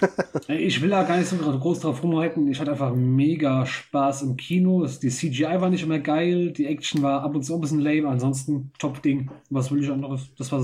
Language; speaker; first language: German; native; German